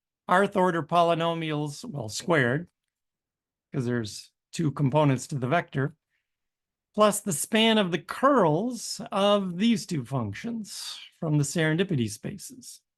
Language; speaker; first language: English; native; English